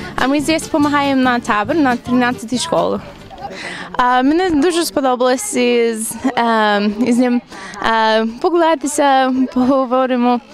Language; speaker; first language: Ukrainian; non-native, learner; English